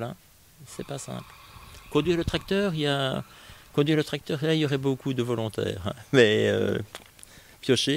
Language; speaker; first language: French; native; French